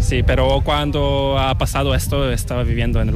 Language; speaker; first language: Spanish; non-native, fluent; Korean